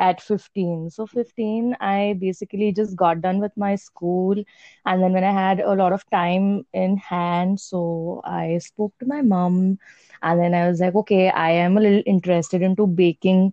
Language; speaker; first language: English; non-native, local second language; Hindi